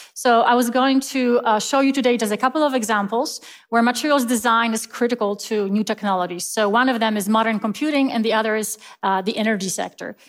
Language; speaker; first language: English; non-native, fluent; Polish